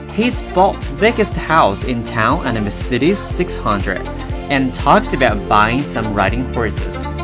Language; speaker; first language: English; non-native, fluent; Chinese